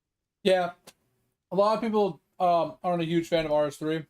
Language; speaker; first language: English; native; English